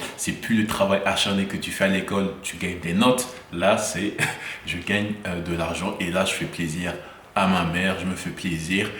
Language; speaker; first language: French; early bilingual, other home language; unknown